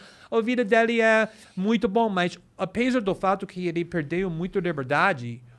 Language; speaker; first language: Portuguese; non-native, fluent; English